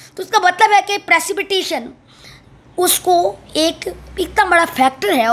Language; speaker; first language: Urdu; non-native, local second language; Punjabi